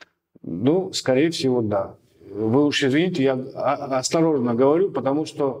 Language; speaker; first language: Russian; native; Russian